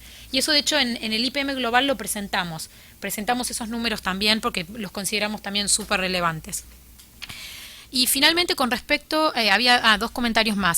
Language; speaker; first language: Spanish; native; Spanish